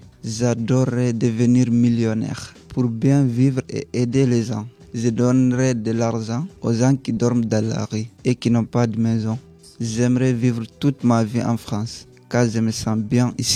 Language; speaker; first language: French; non-native, learner; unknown